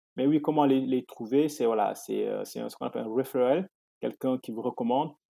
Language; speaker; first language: French; non-native, local second language; Wolof